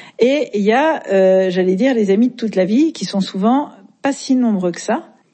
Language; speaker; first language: French; native; French